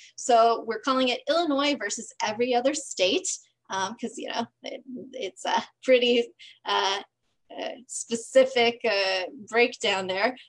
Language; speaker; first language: English; native; English